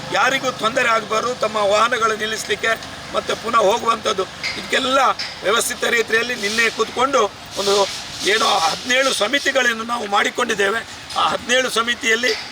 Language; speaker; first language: Kannada; native; Kannada